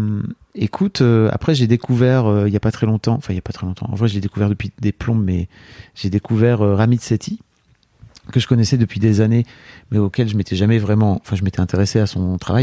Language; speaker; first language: French; native; French